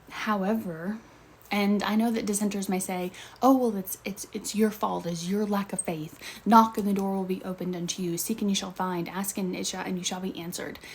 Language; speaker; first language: English; native; English